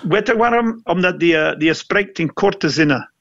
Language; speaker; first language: Dutch; non-native, fluent; English